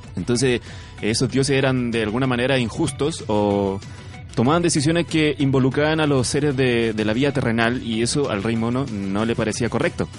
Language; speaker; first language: Spanish; non-native, fluent; Chinese